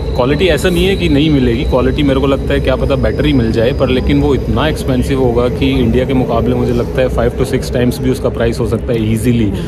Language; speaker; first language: Hindi; native; Hindi